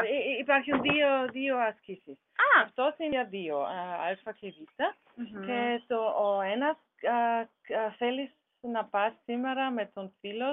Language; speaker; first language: Greek; non-native, learner; German